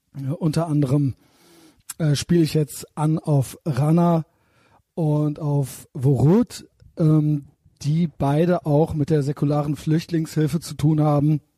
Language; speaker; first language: German; native; German